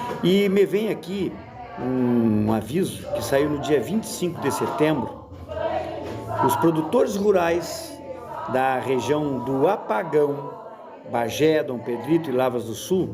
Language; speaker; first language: Portuguese; native; Portuguese